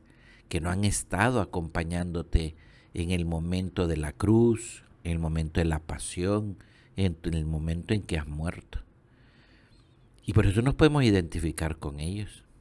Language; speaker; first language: Spanish; native; Spanish